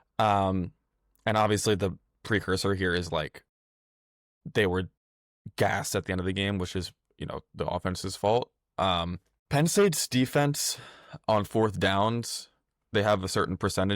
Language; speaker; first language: English; native; English